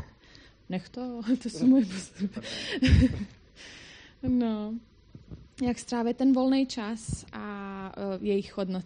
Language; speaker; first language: Czech; non-native, fluent; Croatian